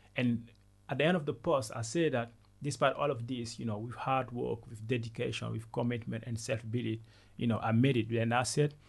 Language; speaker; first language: English; non-native, fluent; Wolof